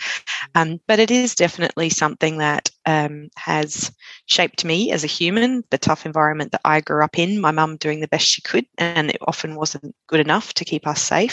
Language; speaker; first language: English; native; English